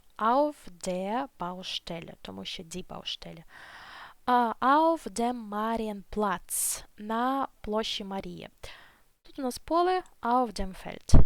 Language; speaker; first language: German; non-native, fluent; Ukrainian